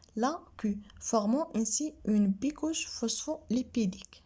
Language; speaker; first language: French; non-native, local second language; Arabic